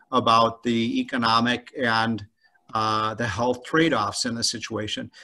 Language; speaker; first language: English; native; English